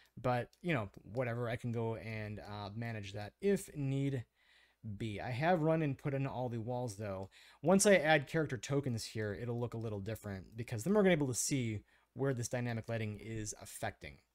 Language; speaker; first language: English; native; English